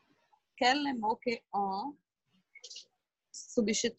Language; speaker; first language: French; non-native, learner; Portuguese